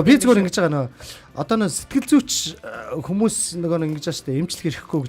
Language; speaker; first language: Mongolian; native; Mongolian